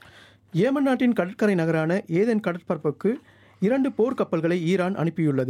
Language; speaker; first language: Tamil; native; Tamil